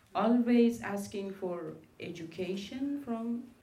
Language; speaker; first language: English; non-native, learner; Persian